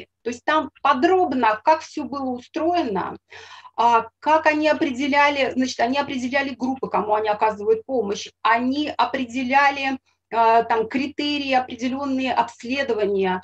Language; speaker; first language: Russian; native; Russian